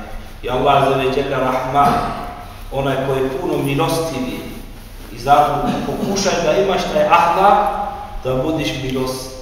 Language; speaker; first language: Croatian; non-native, fluent; Turkish